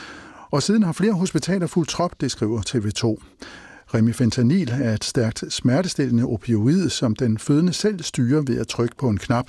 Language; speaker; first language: Danish; native; Danish